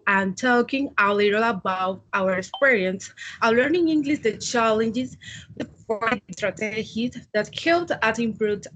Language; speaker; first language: English; non-native, learner; Spanish